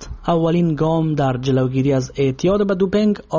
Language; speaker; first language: Persian; native; Persian